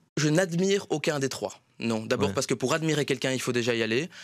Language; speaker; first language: French; native; French